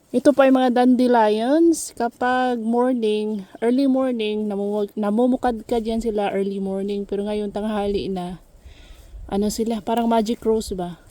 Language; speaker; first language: Filipino; non-native, local second language; Cebuano